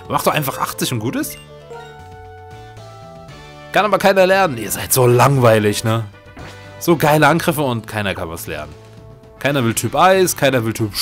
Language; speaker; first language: German; native; German